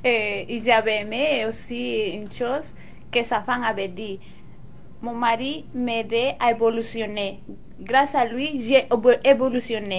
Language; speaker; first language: French; non-native, local second language; Spanish